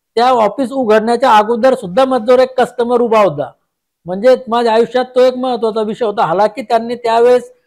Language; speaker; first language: Marathi; native; Marathi